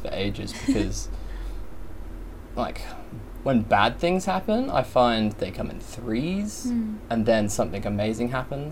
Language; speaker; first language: English; native; English